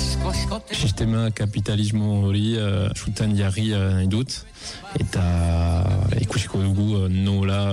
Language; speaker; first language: Basque; non-native, fluent; Italian